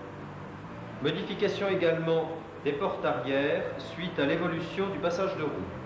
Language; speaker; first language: French; native; French